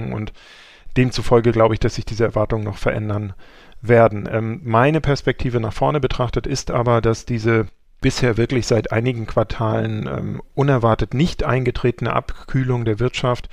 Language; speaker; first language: German; native; German